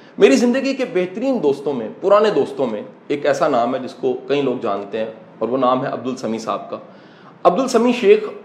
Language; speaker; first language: Urdu; non-native, local second language; Punjabi